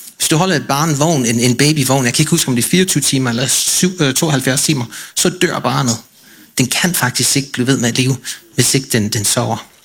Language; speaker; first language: Danish; non-native, fluent; English